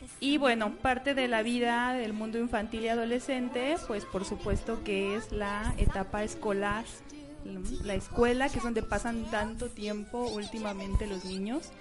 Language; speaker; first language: Spanish; native; Spanish